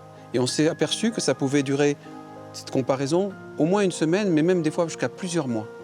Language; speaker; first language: French; native; French